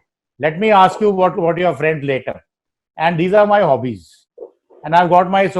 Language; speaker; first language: English; non-native, local second language; Hindi